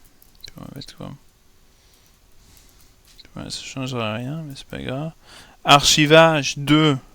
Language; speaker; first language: French; native; French